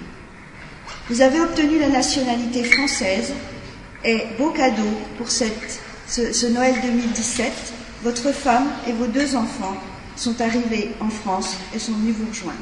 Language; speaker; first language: French; native; French